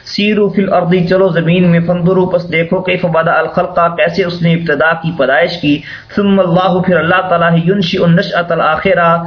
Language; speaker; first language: Urdu; non-native, local second language; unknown